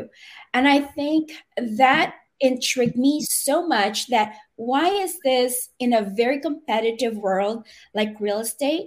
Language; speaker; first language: English; non-native, local second language; Filipino